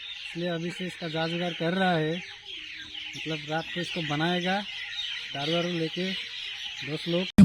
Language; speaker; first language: Hindi; non-native, local second language; Assamese